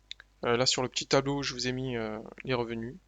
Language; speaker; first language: French; native; French